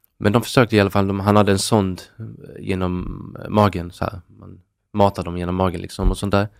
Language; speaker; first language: Swedish; native; Swedish